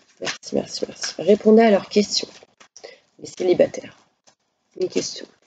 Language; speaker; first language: French; native; French